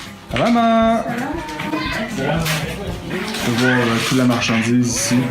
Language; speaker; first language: French; native; French